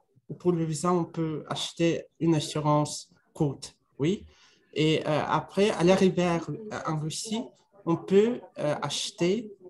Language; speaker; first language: French; non-native, fluent; Russian